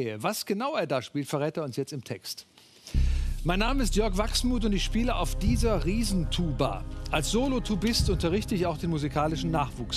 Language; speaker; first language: German; native; German